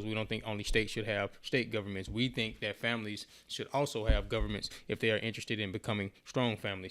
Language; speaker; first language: English; native; English